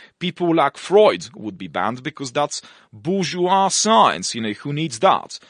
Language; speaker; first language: English; non-native, fluent; Russian